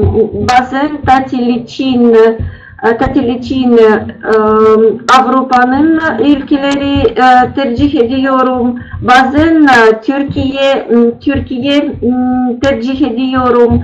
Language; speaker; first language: Turkish; non-native, learner; Russian